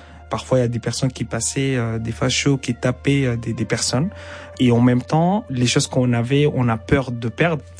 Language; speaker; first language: French; non-native, fluent; Arabic